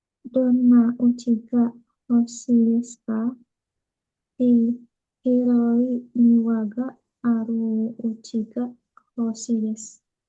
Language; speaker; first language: Japanese; non-native, learner; Indonesian